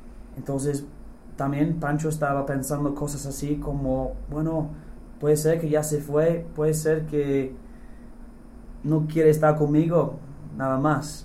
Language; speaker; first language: Spanish; non-native, fluent; English